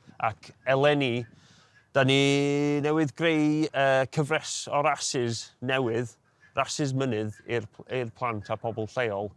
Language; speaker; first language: Welsh; non-native, local second language; English